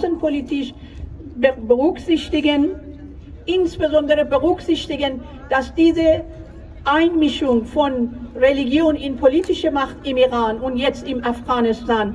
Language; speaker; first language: German; non-native, fluent; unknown